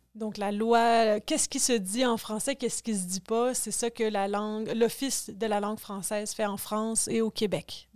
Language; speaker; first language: French; native; French